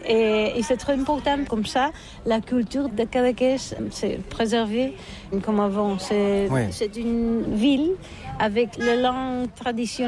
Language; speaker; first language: French; non-native, learner; Catalan